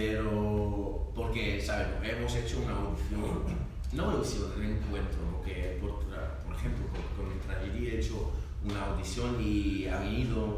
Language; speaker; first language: Spanish; non-native, learner; French